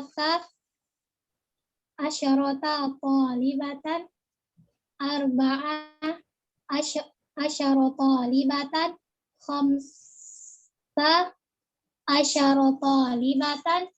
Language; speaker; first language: Arabic; non-native, learner; Indonesian